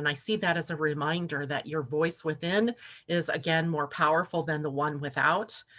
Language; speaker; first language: English; native; English